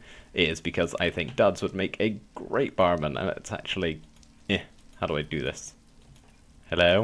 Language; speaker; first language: English; native; English